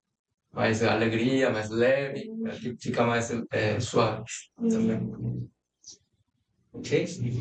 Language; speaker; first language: Portuguese; non-native, fluent; Korean